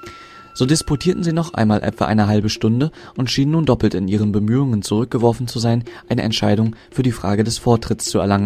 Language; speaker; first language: German; native; German